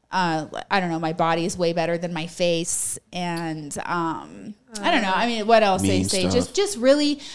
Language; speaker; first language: English; native; English